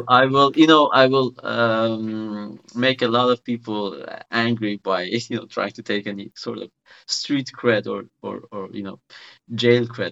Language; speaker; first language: English; non-native, fluent; Persian